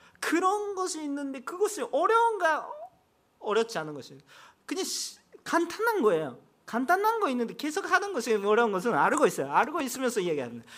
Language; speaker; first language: Korean; non-native, fluent; Japanese